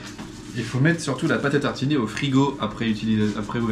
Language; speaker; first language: French; native; French